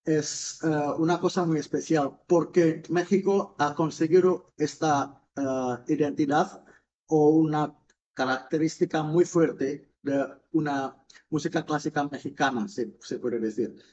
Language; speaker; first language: Spanish; non-native, fluent; Indonesian